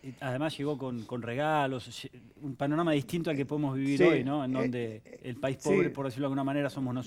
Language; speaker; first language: Spanish; native; Spanish